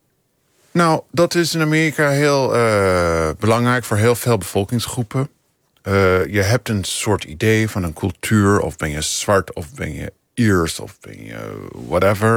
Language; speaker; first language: Dutch; non-native, fluent; English